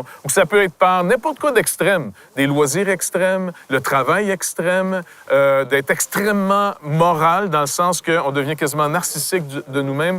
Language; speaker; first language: French; native; French